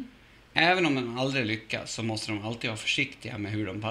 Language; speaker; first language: Swedish; native; Swedish